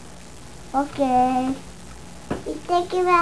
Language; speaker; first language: Japanese; native; Japanese